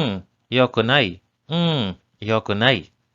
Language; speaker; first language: Japanese; non-native, learner; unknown